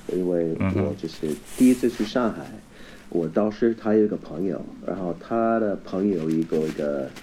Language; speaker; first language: Chinese; non-native, fluent; English